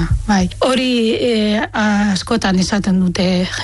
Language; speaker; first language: Basque; non-native, fluent; Arabic